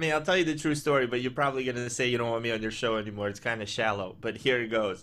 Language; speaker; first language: English; early bilingual, other home language; Russian